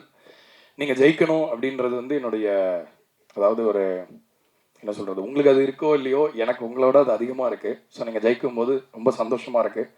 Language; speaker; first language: Tamil; native; Tamil